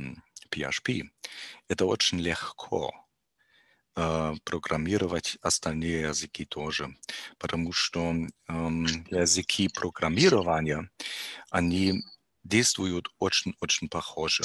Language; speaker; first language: Russian; non-native, learner; German